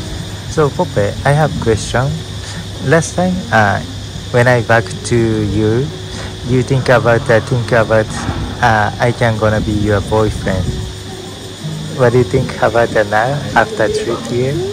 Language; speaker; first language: English; non-native, learner; Japanese